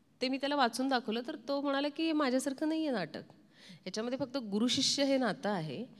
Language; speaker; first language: Marathi; native; Marathi